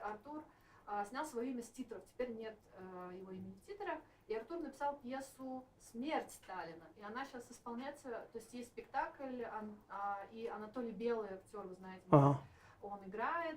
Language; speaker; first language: Russian; native; Russian